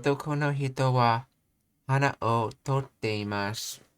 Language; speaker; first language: Japanese; non-native, learner; English